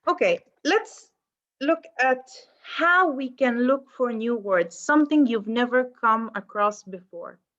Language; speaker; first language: English; non-native, fluent; Arabic